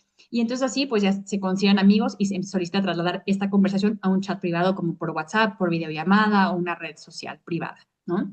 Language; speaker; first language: Spanish; native; Spanish